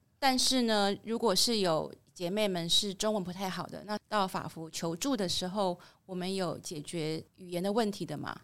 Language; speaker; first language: Chinese; native; Chinese